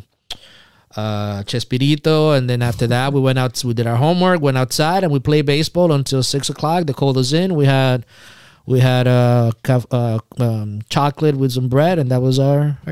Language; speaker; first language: English; early bilingual, other home language; Spanish